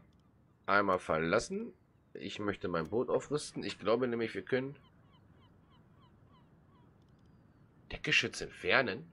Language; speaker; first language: German; native; German